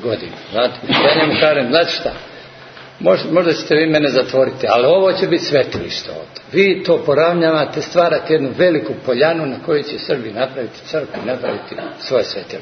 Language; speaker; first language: Serbian; native; Serbian